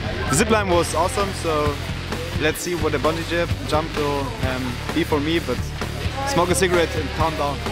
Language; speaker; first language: English; non-native, fluent; German